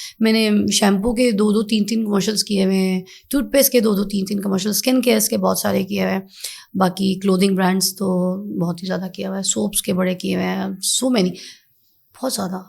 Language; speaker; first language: Urdu; native; Urdu